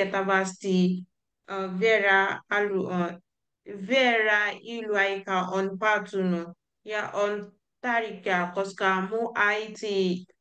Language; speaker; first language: Finnish; non-native, learner; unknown